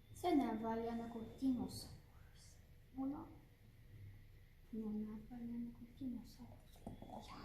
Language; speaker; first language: Estonian; early bilingual, heritage; Estonian